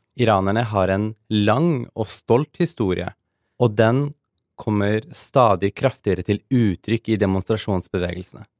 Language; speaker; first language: Norwegian; early bilingual, other home language; Persian